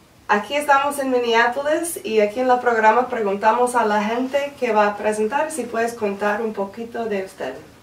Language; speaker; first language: Spanish; non-native, fluent; English